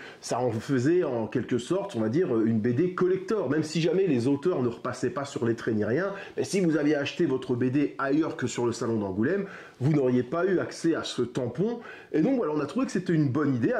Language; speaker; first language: French; native; French